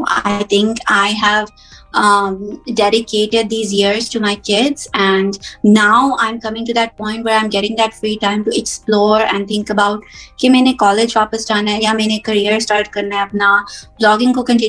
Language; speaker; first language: English; native; English